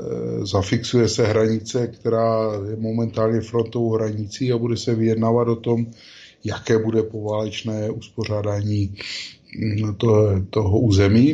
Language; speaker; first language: Czech; native; Czech